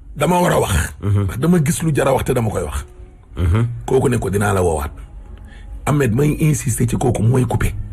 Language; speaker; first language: Wolof; native; Wolof